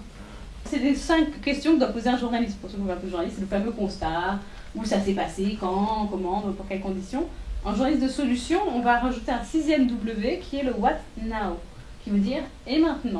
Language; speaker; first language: French; native; French